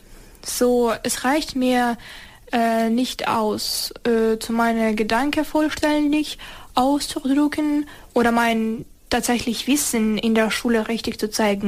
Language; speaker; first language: German; non-native, learner; Ukrainian